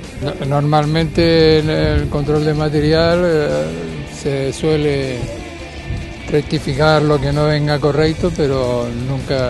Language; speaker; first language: Spanish; native; Spanish